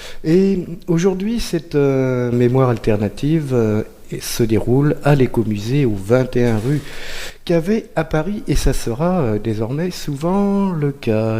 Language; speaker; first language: French; native; French